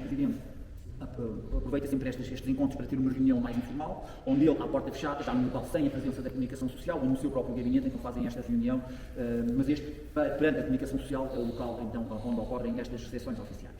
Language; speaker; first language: Portuguese; native; Portuguese